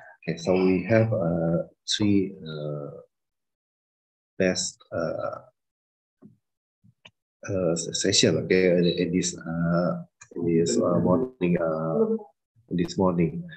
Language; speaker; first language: English; non-native, fluent; Indonesian